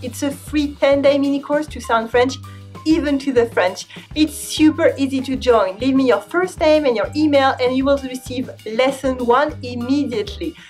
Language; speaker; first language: English; non-native, fluent; French